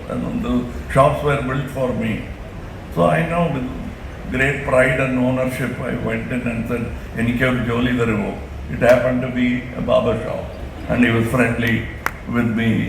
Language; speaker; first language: English; non-native, local second language; Tamil